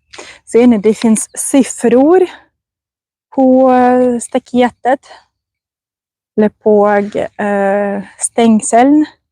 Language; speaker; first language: Swedish; non-native, fluent; Russian